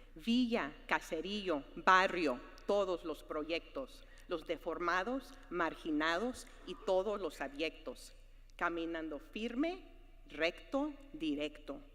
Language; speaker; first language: Spanish; early bilingual, other home language; English